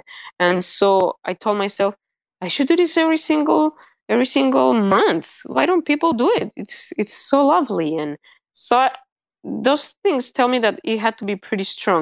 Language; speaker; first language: English; early bilingual, other home language; Spanish